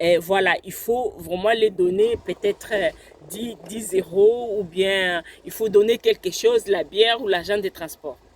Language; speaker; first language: French; non-native, local second language; Lingala